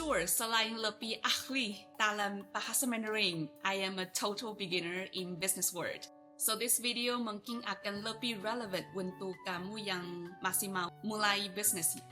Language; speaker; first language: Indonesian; non-native, fluent; Chinese